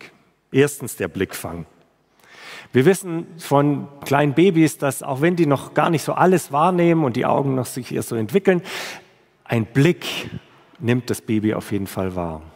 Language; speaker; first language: German; native; German